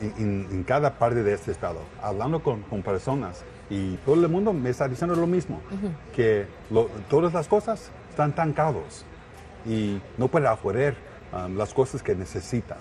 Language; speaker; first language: Spanish; non-native, learner; English